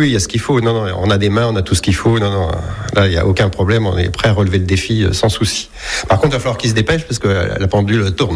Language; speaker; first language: French; native; French